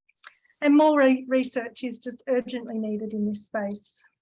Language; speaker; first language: English; native; English